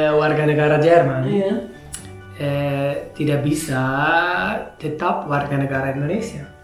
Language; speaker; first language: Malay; non-native, fluent; German